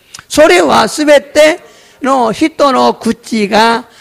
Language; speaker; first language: Japanese; non-native, fluent; Korean